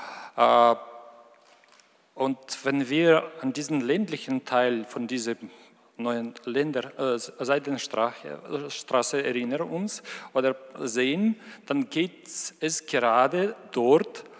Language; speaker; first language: German; non-native, fluent; Ukrainian